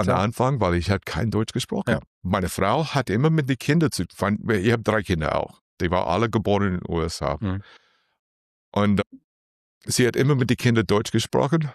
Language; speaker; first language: German; non-native, learner; English